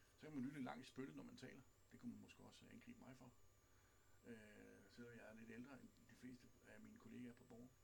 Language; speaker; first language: Danish; native; Danish